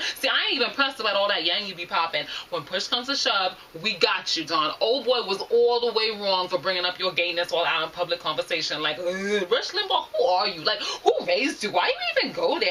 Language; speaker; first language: English; native; English